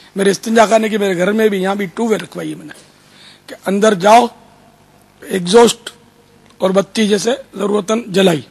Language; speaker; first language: Urdu; non-native, local second language; Kachhi